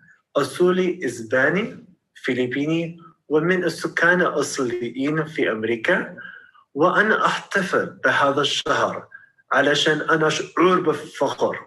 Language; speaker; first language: Arabic; non-native, learner; English